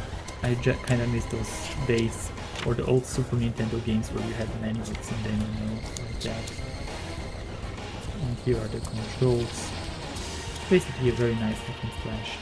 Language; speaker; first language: English; non-native, fluent; German